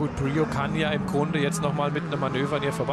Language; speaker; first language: German; native; German